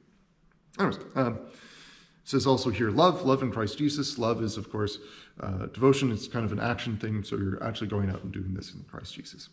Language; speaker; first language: English; native; English